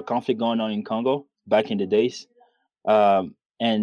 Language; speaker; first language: English; non-native, fluent; Kinyarwanda